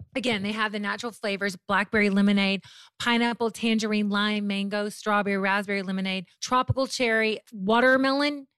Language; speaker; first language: English; native; English